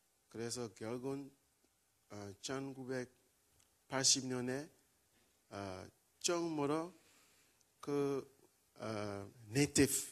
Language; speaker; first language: Korean; non-native, learner; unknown